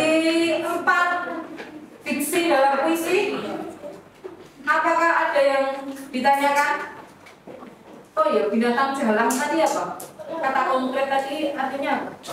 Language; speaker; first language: Indonesian; native; Indonesian